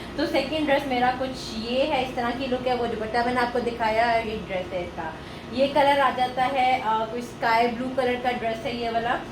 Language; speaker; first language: Urdu; native; Urdu